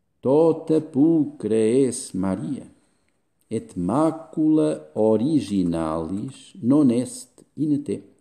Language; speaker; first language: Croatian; non-native, fluent; Spanish